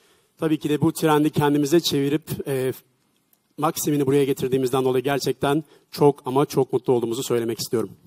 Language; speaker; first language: Turkish; native; Turkish